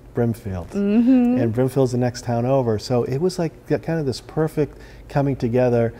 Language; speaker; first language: English; native; English